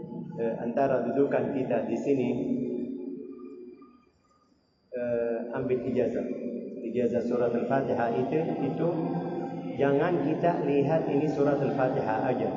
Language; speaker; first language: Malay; non-native, learner; Arabic